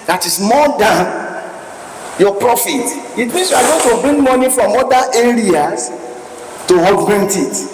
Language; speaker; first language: English; non-native, local second language; Yoruba